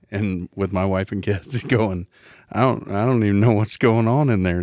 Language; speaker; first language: English; native; English